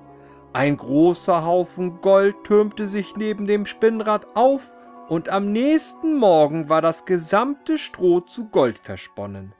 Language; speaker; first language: German; native; German